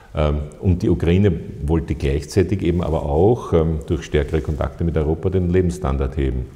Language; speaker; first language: German; native; German